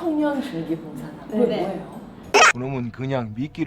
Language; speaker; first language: Korean; native; Korean